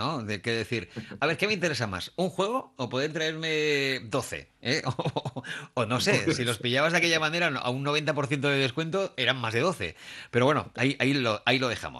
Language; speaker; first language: Spanish; native; Spanish